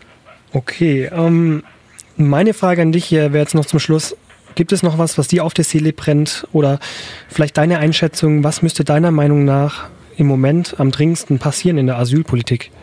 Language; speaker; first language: German; native; German